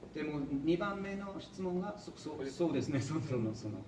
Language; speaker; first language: Japanese; non-native, fluent; English